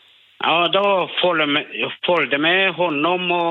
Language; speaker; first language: Swedish; non-native, learner; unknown